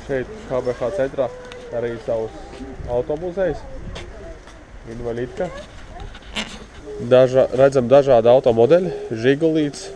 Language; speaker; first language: Latvian; native; Latvian